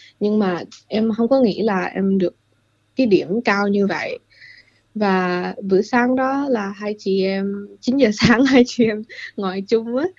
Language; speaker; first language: Vietnamese; early bilingual, heritage; English